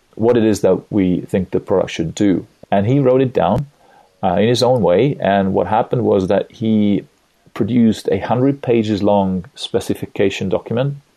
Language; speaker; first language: English; non-native, fluent; Estonian